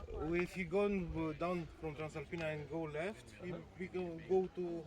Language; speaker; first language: English; non-native, fluent; Romanian